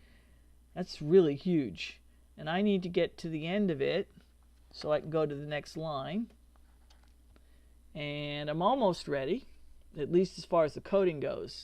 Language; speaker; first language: English; native; English